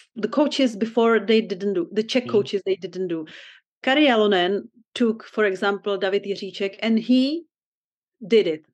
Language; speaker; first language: English; non-native, fluent; Czech